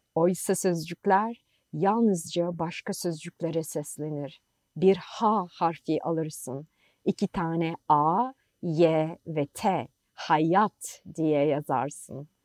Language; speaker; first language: English; non-native, fluent; Turkish